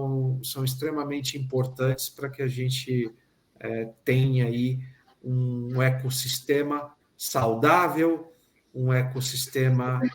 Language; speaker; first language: Portuguese; native; Portuguese